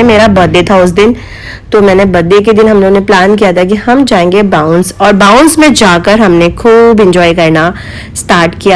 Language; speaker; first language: Hindi; native; Hindi